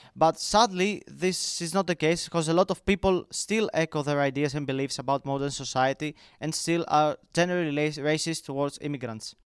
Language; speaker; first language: English; non-native, fluent; Greek